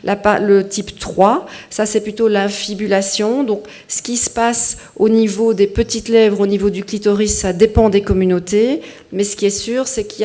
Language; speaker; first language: French; native; French